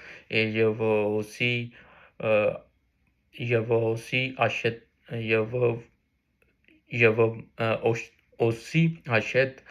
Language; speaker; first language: French; non-native, learner; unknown